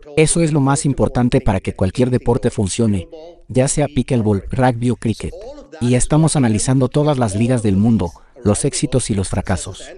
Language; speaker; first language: Spanish; non-native, fluent; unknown